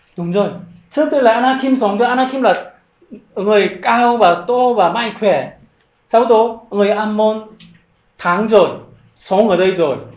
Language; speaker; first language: Vietnamese; non-native, learner; Korean